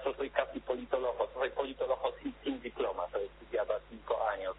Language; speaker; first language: Spanish; non-native, learner; Polish